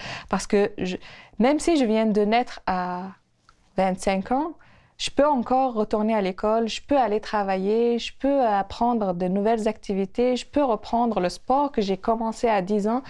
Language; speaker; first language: French; non-native, local second language; Kabyle